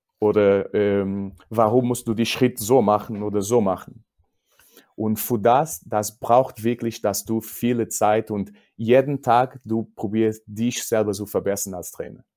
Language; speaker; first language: German; non-native, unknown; Portuguese